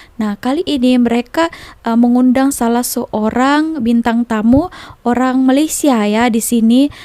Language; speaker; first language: Malay; native; Malay